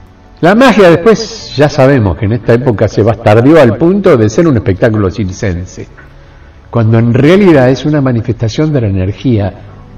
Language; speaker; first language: Spanish; native; Spanish